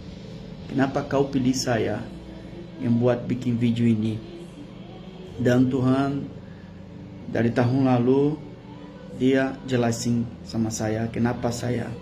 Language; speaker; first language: Indonesian; non-native, fluent; Portuguese